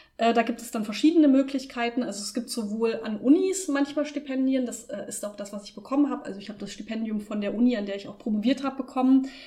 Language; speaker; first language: German; native; German